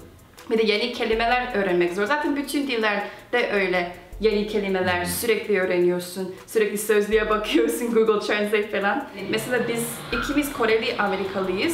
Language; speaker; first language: Turkish; non-native, fluent; Korean